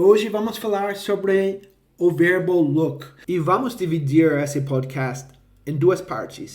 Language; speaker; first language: Portuguese; non-native, fluent; English